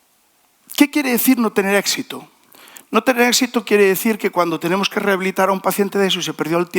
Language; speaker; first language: Spanish; native; Spanish